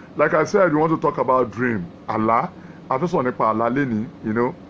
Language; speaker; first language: English; non-native, local second language; Yoruba